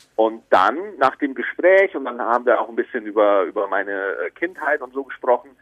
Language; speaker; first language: German; native; German